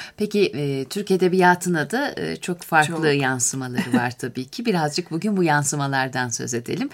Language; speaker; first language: Turkish; native; Turkish